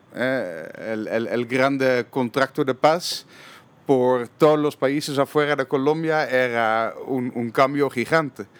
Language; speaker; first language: Spanish; non-native, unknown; Dutch